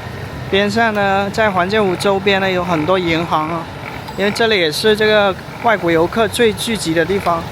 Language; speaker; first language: Chinese; native; Chinese